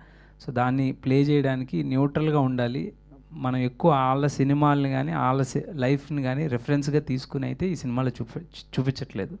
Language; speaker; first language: Telugu; native; Telugu